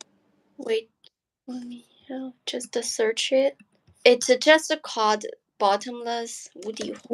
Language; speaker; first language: English; non-native, learner; Chinese